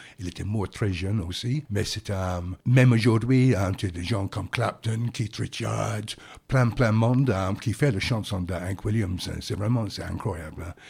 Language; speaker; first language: French; non-native, fluent; English